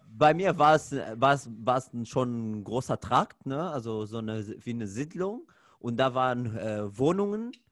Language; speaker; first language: German; non-native, fluent; Arabic